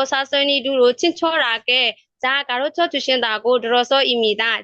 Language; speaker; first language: Korean; non-native, learner; Burmese